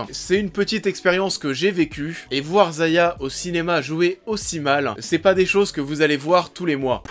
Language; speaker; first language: French; native; French